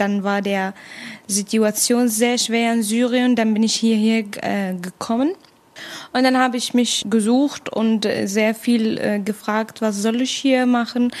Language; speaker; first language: German; non-native, fluent; Arabic